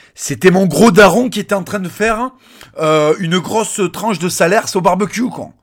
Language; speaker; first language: French; native; French